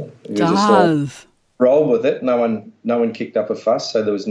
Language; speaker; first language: English; native; English